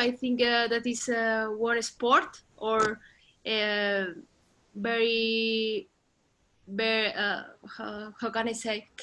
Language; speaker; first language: English; non-native, learner; Spanish